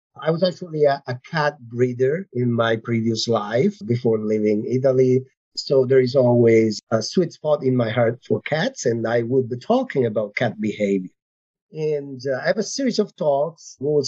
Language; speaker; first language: English; non-native, fluent; Italian